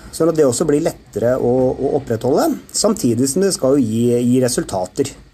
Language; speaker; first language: Norwegian; native; Norwegian